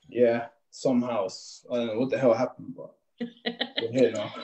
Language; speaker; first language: English; native; English